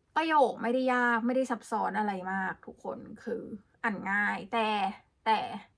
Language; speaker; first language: Thai; native; Thai